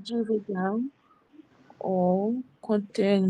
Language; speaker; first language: Portuguese; non-native, learner; Haitian Creole